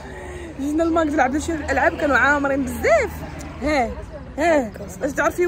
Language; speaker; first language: Arabic; native; Arabic